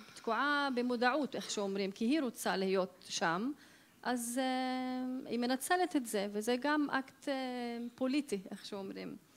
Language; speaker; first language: Hebrew; non-native, local second language; Arabic